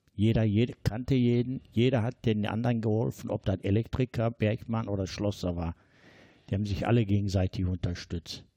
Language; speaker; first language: German; non-native, fluent; Turkish